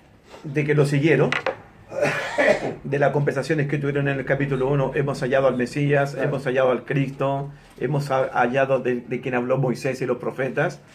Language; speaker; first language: Spanish; native; Spanish